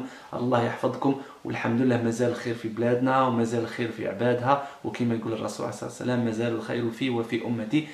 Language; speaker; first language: Arabic; native; Arabic